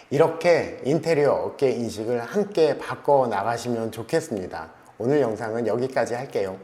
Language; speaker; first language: Korean; native; Korean